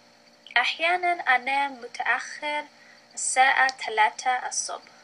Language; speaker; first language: Arabic; non-native, learner; English